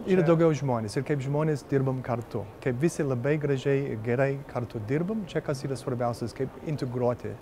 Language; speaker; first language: Lithuanian; early bilingual, heritage; Lithuanian